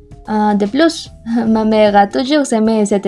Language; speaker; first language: French; non-native, learner; Spanish